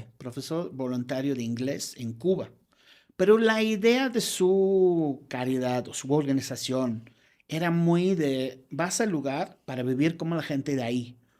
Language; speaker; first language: Spanish; non-native, fluent; English